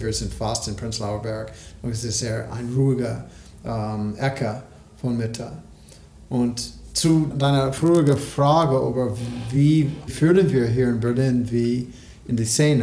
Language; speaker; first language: German; non-native, learner; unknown